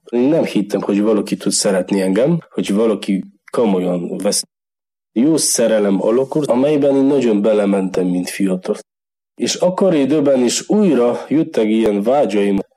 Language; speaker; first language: Hungarian; non-native, learner; Polish